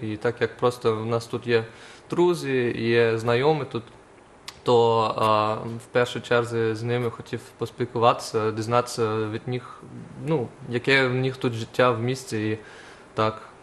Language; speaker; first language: Ukrainian; non-native, fluent; German